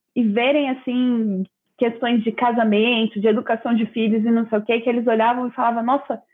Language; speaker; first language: Portuguese; native; Portuguese